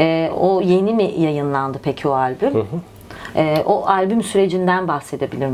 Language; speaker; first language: Turkish; native; Turkish